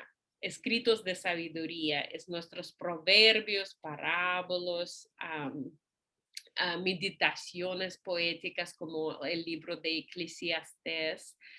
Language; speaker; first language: Spanish; non-native, fluent; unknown